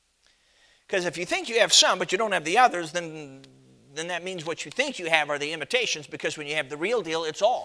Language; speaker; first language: English; native; English